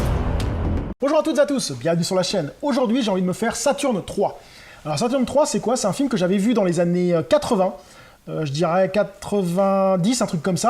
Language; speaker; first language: French; native; French